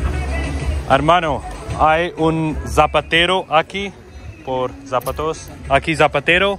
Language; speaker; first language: Spanish; non-native, learner; Hindi